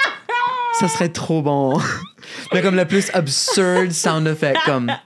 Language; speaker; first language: French; native; French